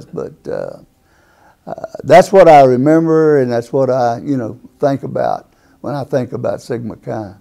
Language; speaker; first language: English; native; English